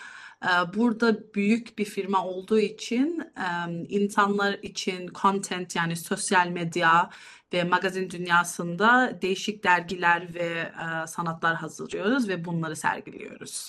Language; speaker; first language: Turkish; early bilingual, heritage; Turkish